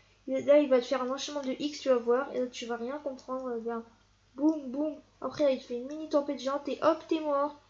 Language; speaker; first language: French; native; French